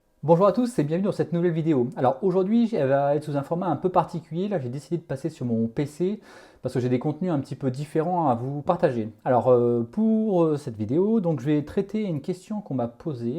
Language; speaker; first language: French; native; French